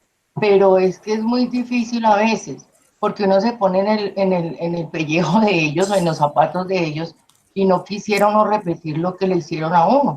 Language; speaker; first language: Spanish; native; Spanish